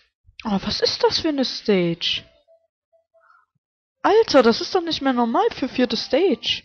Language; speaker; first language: German; native; German